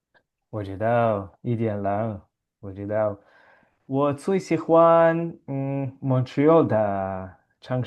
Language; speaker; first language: Chinese; non-native, learner; Hebrew